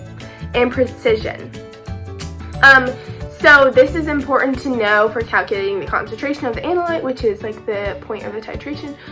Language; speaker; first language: English; native; English